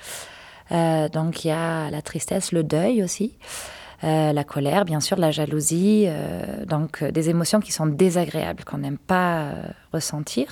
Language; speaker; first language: French; non-native, fluent; German